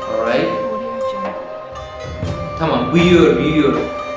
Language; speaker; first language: Turkish; non-native, learner; Urdu